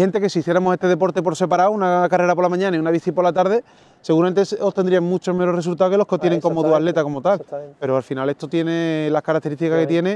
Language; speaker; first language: Spanish; native; Spanish